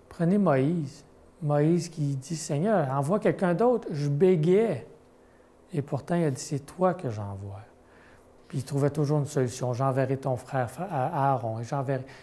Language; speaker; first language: French; native; French